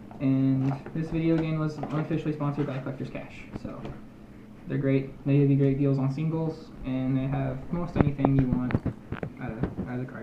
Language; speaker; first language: English; native; English